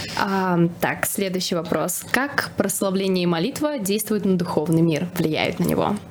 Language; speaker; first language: Russian; non-native, local second language; Armenian